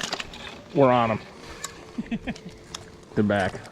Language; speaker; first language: English; native; English